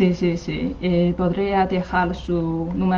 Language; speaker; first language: Spanish; non-native, learner; Chinese